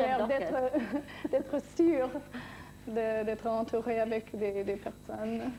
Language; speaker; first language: French; non-native, fluent; English